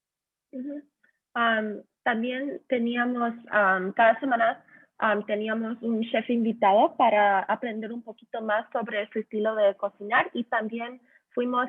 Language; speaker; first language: Spanish; early bilingual, heritage; Spanish